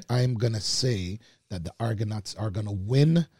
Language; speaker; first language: English; native; English